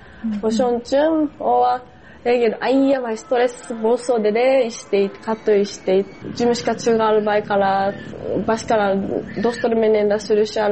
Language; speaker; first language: Kyrgyz; non-native, fluent; Japanese